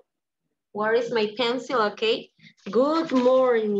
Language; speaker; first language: English; non-native, learner; Spanish